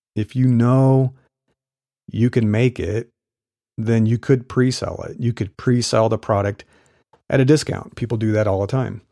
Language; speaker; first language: English; native; English